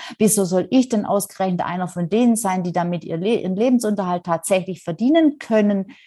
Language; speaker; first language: German; native; German